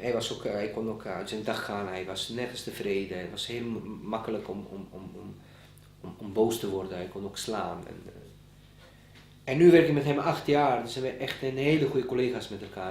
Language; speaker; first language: Dutch; non-native, fluent; Bosnian